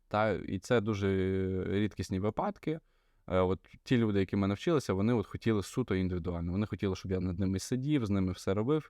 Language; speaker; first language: Ukrainian; non-native, local second language; Russian